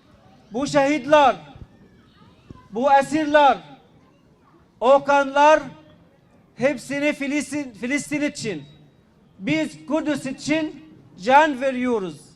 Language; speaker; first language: Turkish; non-native, fluent; Arabic